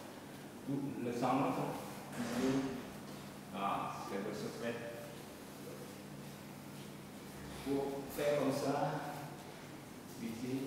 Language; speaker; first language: French; non-native, learner; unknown